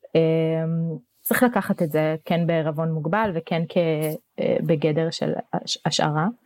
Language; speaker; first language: Hebrew; native; Hebrew